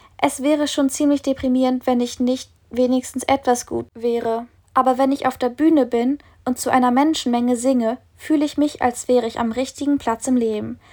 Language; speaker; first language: German; native; German